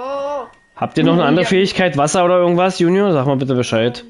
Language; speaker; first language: German; native; German